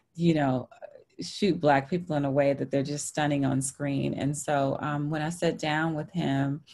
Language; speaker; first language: English; native; English